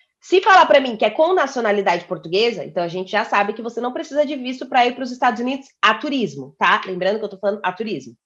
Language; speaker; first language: Portuguese; native; Portuguese